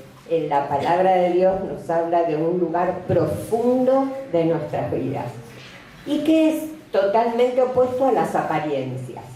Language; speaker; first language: Spanish; native; Spanish